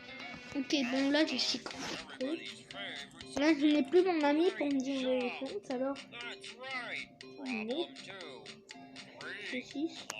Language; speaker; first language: French; native; French